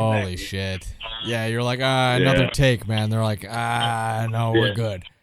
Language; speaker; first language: English; native; English